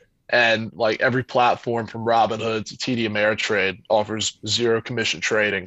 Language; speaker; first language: English; native; English